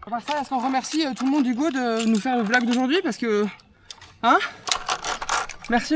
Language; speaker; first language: French; native; French